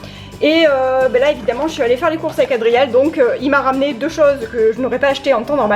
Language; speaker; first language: French; native; French